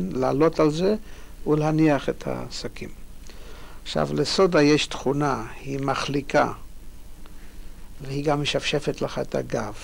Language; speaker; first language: Hebrew; non-native, fluent; Polish